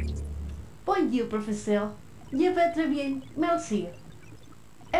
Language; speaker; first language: French; non-native, fluent; Spanish